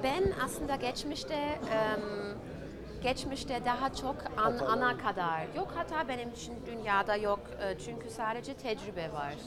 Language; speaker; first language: Turkish; early bilingual, heritage; German